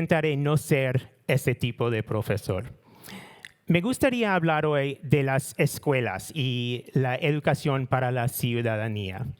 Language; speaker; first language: Spanish; non-native, learner; English